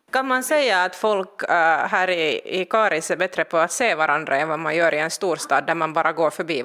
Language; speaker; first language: Swedish; native; Swedish